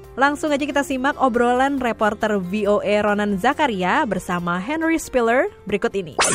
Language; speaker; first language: Indonesian; native; Indonesian